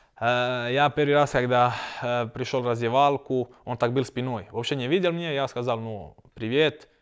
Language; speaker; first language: Russian; non-native, learner; Croatian